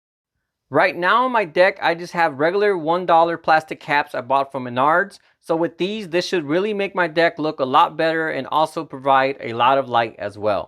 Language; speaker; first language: English; native; English